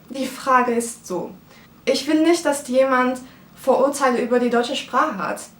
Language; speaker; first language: German; non-native, fluent; Turkish